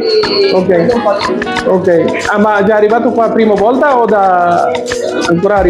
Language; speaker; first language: Italian; non-native, learner; Bangla